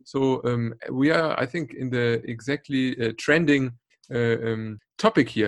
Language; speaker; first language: English; non-native, fluent; German